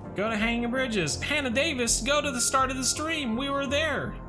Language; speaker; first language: English; native; English